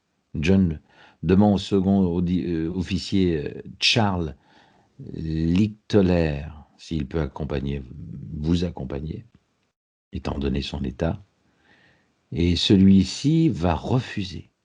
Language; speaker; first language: French; native; French